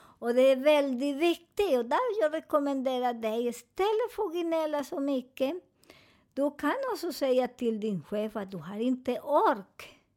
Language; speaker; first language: Swedish; non-native, learner; Spanish